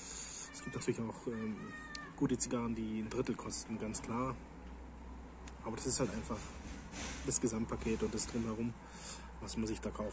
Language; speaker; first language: German; native; German